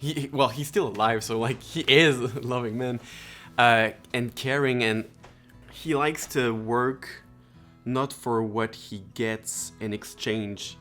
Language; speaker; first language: English; non-native, local second language; French